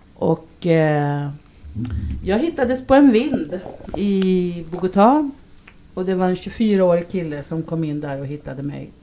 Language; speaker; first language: Swedish; early bilingual, other home language; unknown